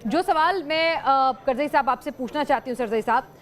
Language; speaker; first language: Hindi; native; Hindi